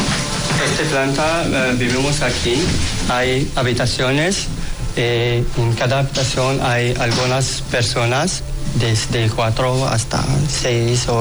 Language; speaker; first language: Spanish; non-native, learner; Arabic